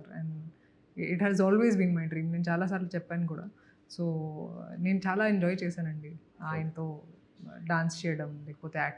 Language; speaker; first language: Telugu; non-native, local second language; Hindi